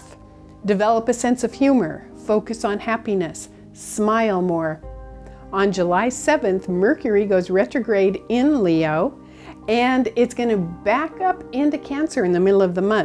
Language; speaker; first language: English; native; English